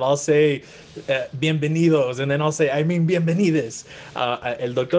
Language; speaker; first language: English; early bilingual, other home language; Spanish